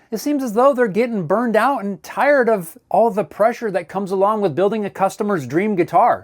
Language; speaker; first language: English; native; English